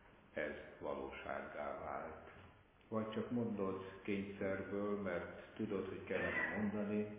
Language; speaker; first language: Hungarian; native; Hungarian